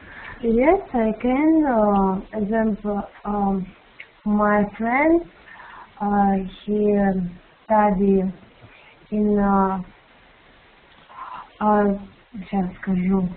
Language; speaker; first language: English; non-native, learner; Russian